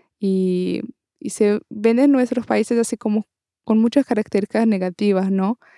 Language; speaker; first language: Spanish; non-native, learner; Portuguese